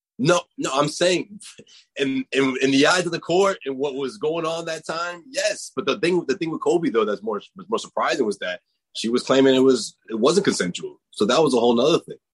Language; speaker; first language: English; native; English